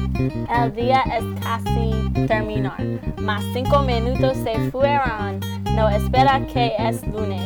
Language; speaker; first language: Spanish; non-native, learner; English